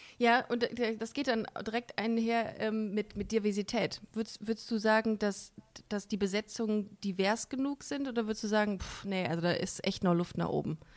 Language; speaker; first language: German; native; German